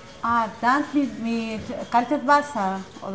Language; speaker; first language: German; non-native, learner; Spanish